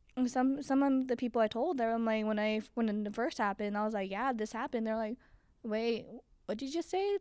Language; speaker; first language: English; early bilingual, other home language; Chinese